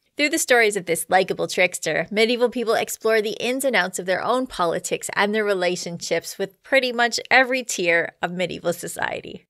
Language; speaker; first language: English; native; English